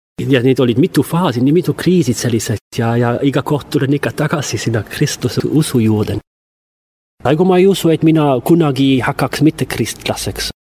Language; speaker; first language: Estonian; non-native, fluent; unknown